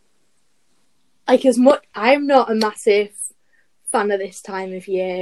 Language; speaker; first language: English; native; English